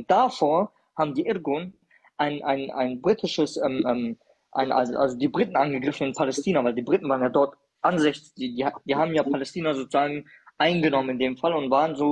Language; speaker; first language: German; early bilingual, other home language; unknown